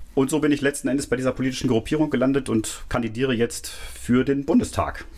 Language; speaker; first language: German; native; German